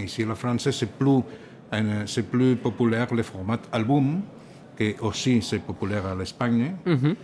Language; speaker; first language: French; non-native, learner; Catalan